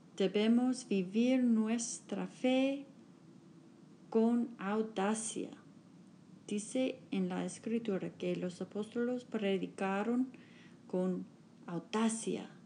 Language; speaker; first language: Spanish; non-native, learner; English